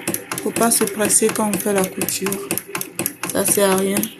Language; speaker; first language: French; native; French